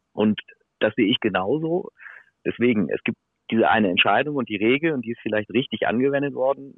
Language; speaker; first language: German; native; German